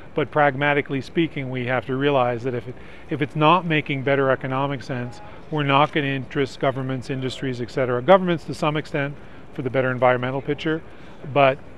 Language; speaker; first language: English; native; English